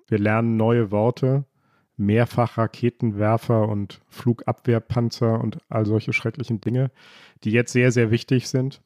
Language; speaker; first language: German; native; German